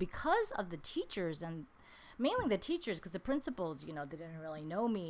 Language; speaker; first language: English; native; English